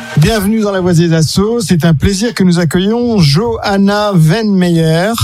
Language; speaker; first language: French; native; French